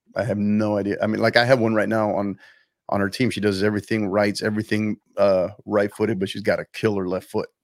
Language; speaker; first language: English; native; English